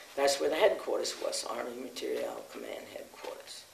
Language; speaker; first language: English; native; English